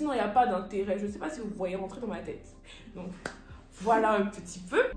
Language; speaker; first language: French; native; French